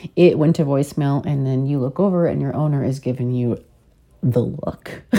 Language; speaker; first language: English; native; English